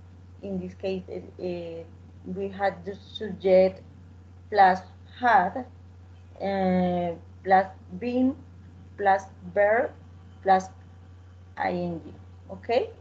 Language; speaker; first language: English; non-native, learner; Spanish